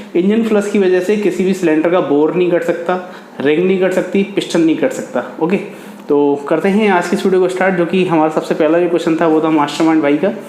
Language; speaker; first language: Hindi; native; Hindi